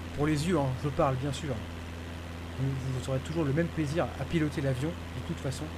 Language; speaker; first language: French; native; French